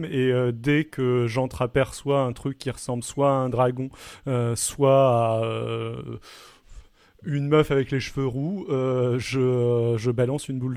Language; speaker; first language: French; native; French